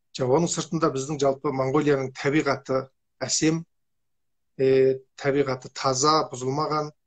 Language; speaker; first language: Kazakh; native; Kazakh